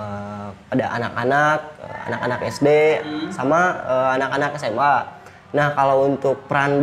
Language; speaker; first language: Indonesian; native; Indonesian